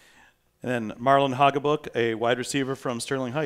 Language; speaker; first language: English; native; English